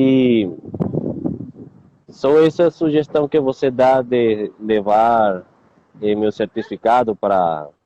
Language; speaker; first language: Portuguese; non-native, learner; Spanish